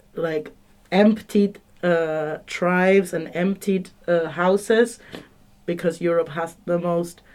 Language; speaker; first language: English; non-native, fluent; Spanish